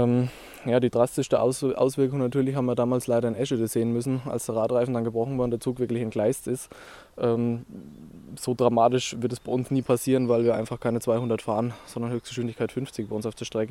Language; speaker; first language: German; native; German